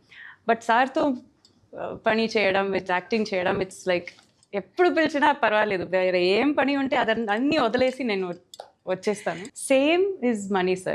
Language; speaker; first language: Telugu; non-native, fluent; Tamil